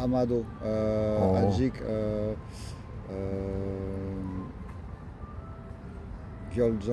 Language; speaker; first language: Korean; non-native, learner; French